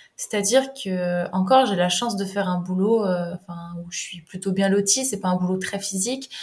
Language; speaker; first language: French; native; French